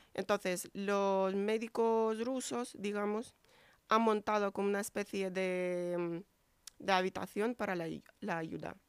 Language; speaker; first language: Spanish; non-native, fluent; Ukrainian